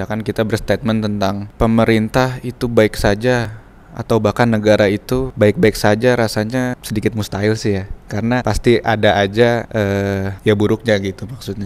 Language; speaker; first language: Indonesian; native; Indonesian